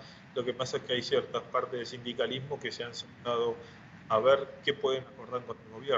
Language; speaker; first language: Spanish; native; Spanish